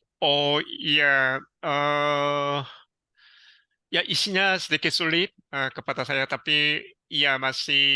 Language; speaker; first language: Indonesian; non-native, learner; Korean